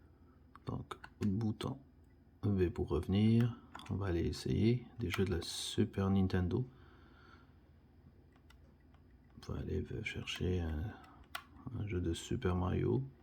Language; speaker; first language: French; native; French